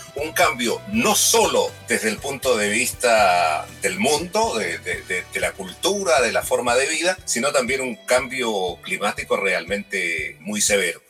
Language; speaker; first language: Spanish; native; Spanish